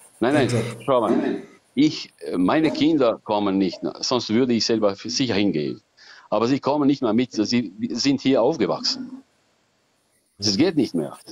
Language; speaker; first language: German; non-native, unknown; Albanian